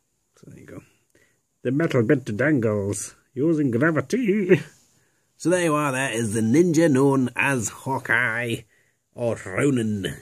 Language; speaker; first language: English; native; English